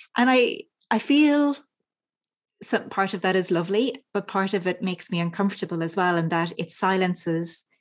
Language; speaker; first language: English; native; English